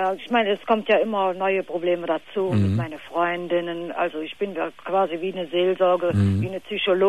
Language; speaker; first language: German; non-native, fluent; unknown